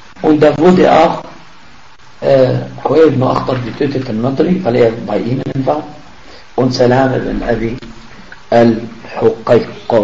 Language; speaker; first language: German; non-native, fluent; Arabic